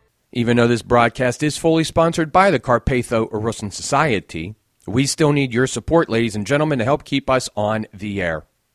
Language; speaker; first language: English; native; English